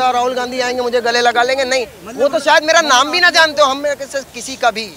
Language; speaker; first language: Hindi; native; Hindi